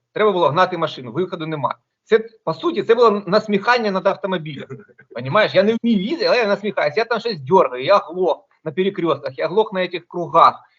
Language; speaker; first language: Ukrainian; non-native, local second language; Russian